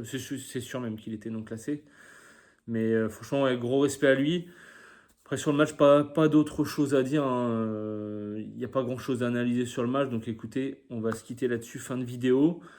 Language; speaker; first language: French; native; French